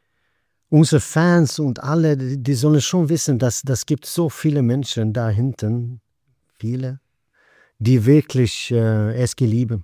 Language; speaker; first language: German; non-native, fluent; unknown